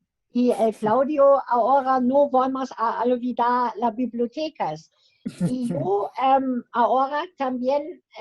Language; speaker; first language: Spanish; non-native, fluent; German